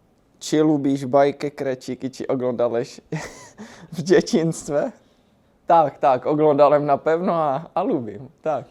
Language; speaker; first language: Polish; non-native, learner; Czech